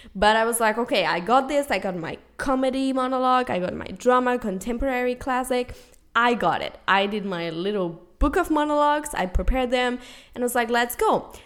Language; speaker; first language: English; non-native, fluent; Spanish